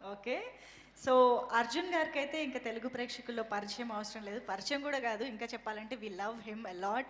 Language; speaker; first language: Telugu; native; Telugu